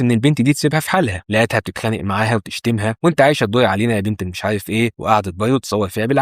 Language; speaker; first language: Arabic; native; Arabic